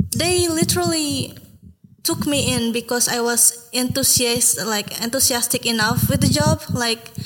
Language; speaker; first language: English; non-native, fluent; Indonesian